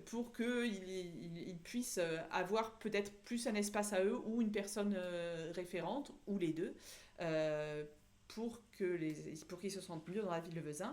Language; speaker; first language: French; native; French